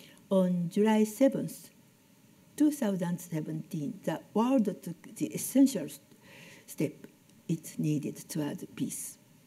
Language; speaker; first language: English; non-native, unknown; Japanese